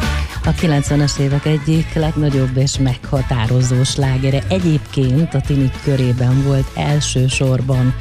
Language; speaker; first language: Hungarian; native; Hungarian